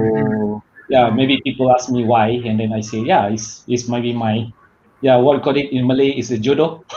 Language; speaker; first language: English; non-native, learner; Malay